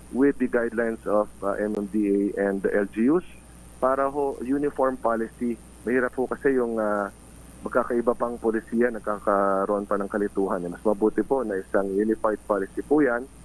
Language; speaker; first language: Filipino; native; Filipino